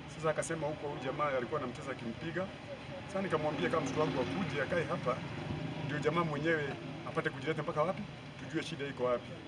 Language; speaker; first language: Swahili; non-native, local second language; Gusii